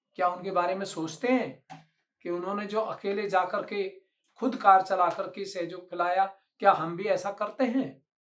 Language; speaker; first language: Hindi; native; Hindi